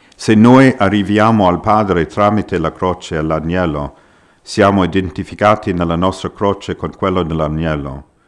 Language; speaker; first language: Italian; non-native, fluent; English